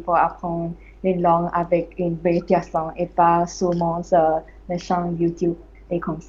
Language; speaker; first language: French; non-native, learner; English